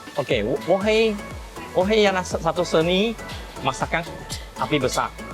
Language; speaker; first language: Malay; non-native, local second language; Min Nan Chinese